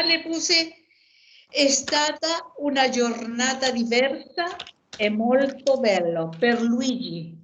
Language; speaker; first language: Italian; non-native, learner; Spanish